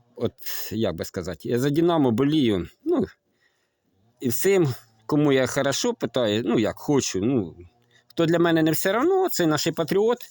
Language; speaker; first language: Ukrainian; native; Ukrainian